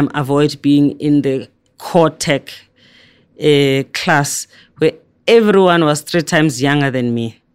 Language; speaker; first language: English; non-native, local second language; Zulu